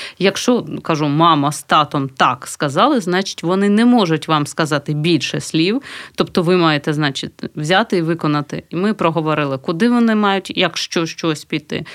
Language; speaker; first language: Ukrainian; native; Ukrainian